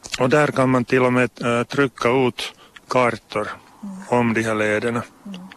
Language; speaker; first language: Swedish; non-native, local second language; Finnish